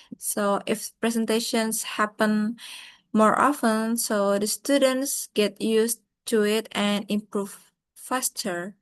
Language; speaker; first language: English; non-native, learner; Indonesian